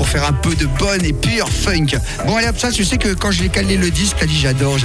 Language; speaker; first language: French; native; French